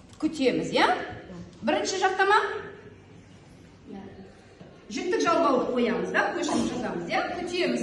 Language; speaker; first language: Kazakh; native; Kazakh